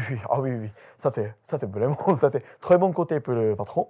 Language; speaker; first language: French; non-native, learner; Japanese